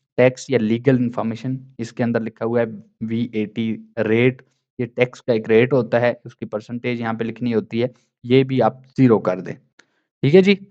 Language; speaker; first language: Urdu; non-native, local second language; Punjabi